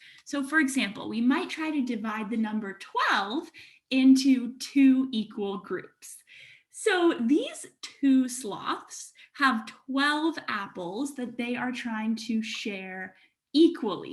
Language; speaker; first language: English; native; English